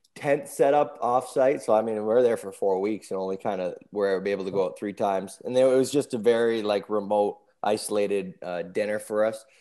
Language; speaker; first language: English; native; English